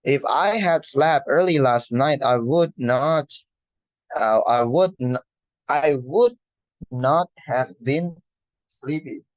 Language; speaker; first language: English; non-native, fluent; Indonesian